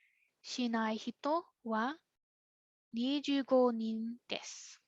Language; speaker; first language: Japanese; non-native, fluent; English